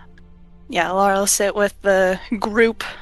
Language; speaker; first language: English; native; English